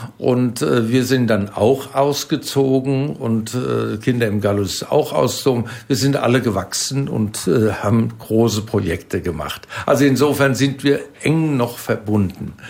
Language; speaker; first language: German; native; German